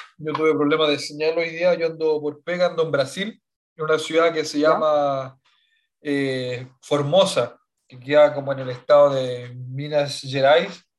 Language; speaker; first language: Spanish; native; Spanish